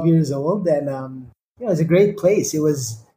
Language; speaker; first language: English; non-native, local second language; Filipino